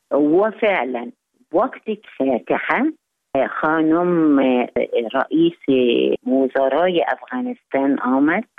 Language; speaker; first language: Persian; non-native, learner; Arabic